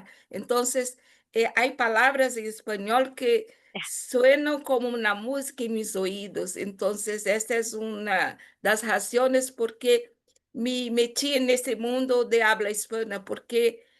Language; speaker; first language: Spanish; non-native, fluent; Portuguese